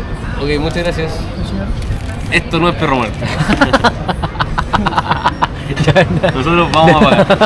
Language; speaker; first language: Spanish; native; Spanish